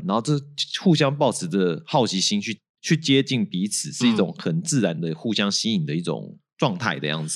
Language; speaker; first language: Chinese; native; Chinese